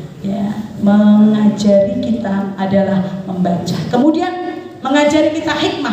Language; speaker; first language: Indonesian; non-native, local second language; Javanese